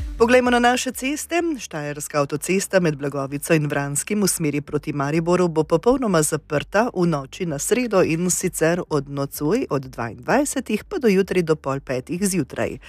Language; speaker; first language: Slovenian; native; Slovenian